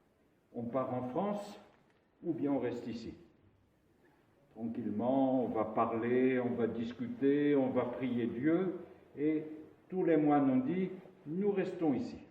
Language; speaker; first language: French; non-native, local second language; Arabic